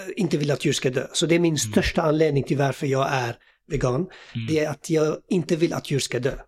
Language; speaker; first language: Swedish; early bilingual, other home language; Assyrian Neo-Aramaic